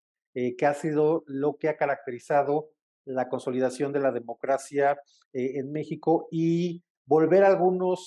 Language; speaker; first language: Spanish; native; Spanish